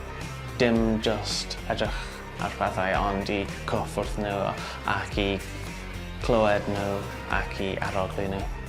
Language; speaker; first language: Welsh; non-native, local second language; English